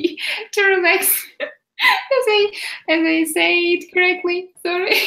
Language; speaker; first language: English; non-native, fluent; Russian